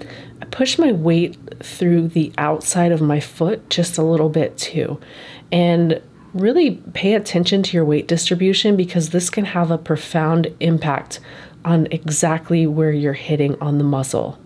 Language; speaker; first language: English; native; English